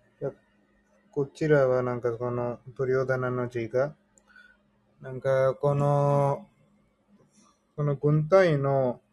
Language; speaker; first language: Japanese; non-native, learner; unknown